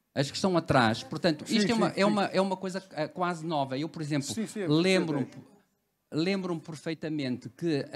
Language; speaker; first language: Portuguese; early bilingual, other home language; Cantonese